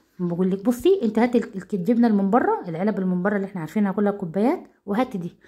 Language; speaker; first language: Arabic; native; Arabic